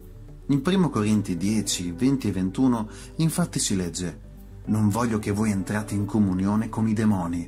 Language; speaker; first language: Italian; native; Italian